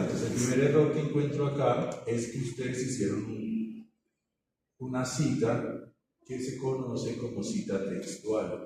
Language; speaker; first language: Spanish; native; Spanish